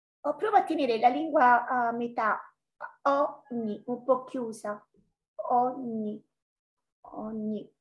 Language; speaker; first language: Italian; native; Italian